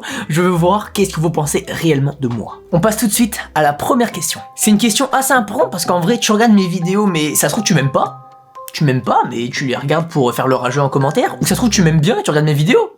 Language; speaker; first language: French; native; French